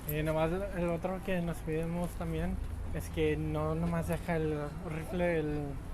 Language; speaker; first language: Spanish; early bilingual, other home language; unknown